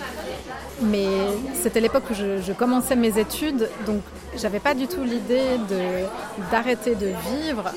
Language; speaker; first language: French; native; French